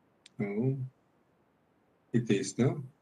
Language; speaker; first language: English; non-native, learner; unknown